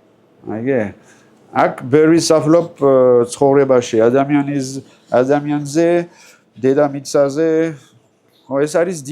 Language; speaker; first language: Georgian; non-native, learner; French